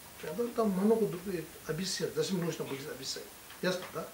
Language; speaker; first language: Russian; non-native, learner; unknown